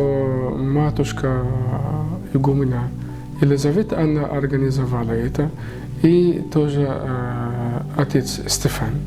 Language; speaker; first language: Russian; non-native, learner; Arabic